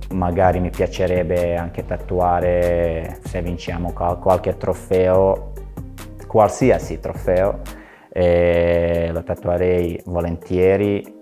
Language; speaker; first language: Italian; non-native, fluent; Serbian